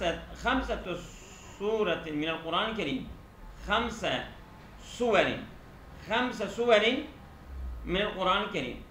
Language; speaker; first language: Arabic; non-native, fluent; Turkish